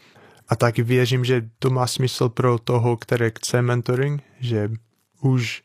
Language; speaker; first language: Czech; non-native, fluent; English